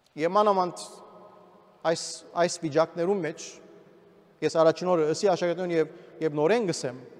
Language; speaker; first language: Armenian; early bilingual, heritage; Armenian